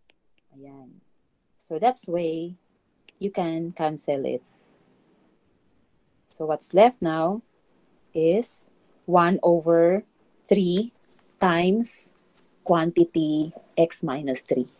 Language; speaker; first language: English; non-native, local second language; Filipino